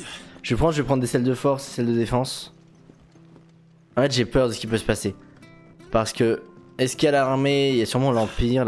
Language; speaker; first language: French; native; French